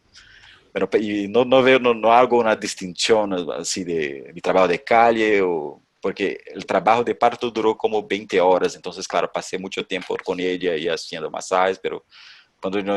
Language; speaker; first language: Spanish; non-native, fluent; Portuguese